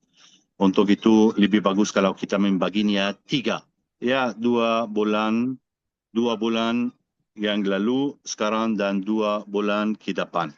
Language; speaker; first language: Indonesian; non-native, fluent; Arabic